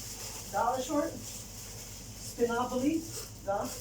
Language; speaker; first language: Russian; non-native, learner; English